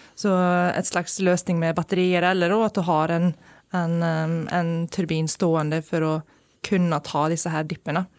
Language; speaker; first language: Norwegian; non-native, fluent; Icelandic